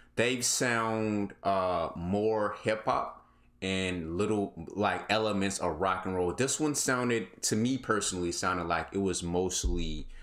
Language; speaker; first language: English; native; English